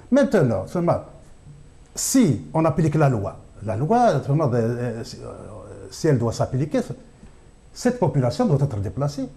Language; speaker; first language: French; non-native, local second language; Kabyle